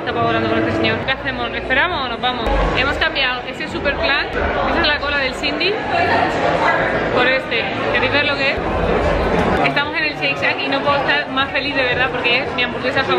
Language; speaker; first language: Spanish; native; Spanish